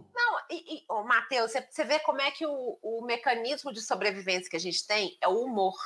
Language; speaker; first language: Portuguese; native; Portuguese